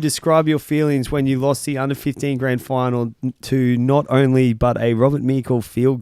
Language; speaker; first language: English; native; English